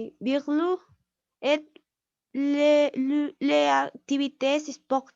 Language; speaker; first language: French; non-native, learner; Spanish